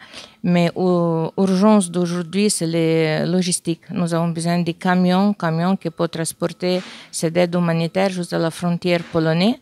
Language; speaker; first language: French; non-native, fluent; Ukrainian